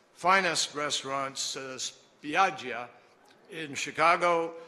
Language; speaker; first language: English; native; English